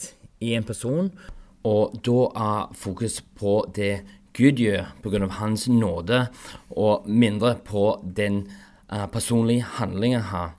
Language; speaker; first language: Norwegian; non-native, fluent; English